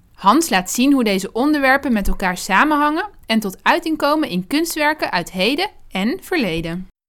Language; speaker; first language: Dutch; native; Dutch